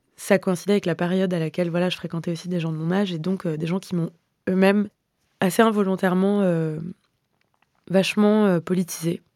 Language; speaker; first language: French; native; French